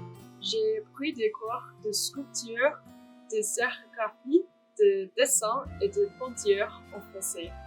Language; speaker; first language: French; non-native, fluent; English